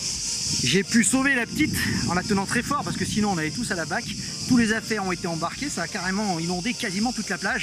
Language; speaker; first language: French; native; French